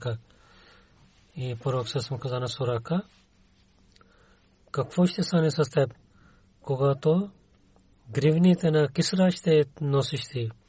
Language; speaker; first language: Bulgarian; non-native, learner; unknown